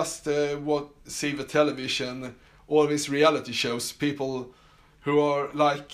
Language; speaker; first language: English; non-native, fluent; Swedish